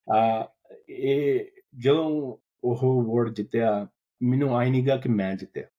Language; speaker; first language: Punjabi; early bilingual, heritage; Punjabi